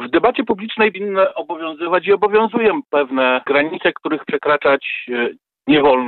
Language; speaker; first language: Polish; native; Polish